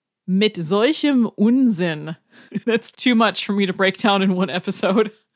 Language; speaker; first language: English; native; English